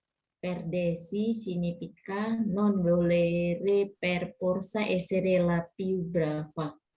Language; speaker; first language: Italian; non-native, learner; Indonesian